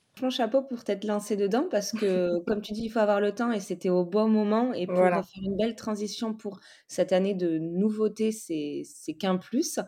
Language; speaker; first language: French; native; French